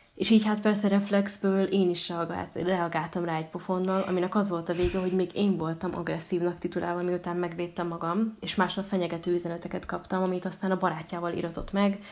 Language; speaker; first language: Hungarian; early bilingual, other home language; Arabic